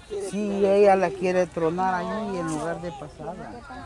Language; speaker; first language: Spanish; native; Spanish